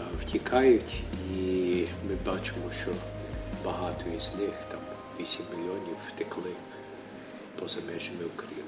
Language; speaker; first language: Ukrainian; early bilingual, heritage; Ukrainian